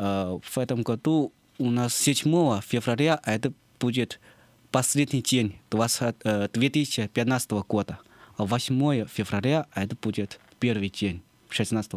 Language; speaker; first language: Russian; non-native, learner; Chinese